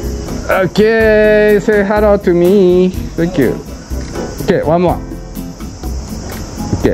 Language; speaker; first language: English; non-native, learner; Japanese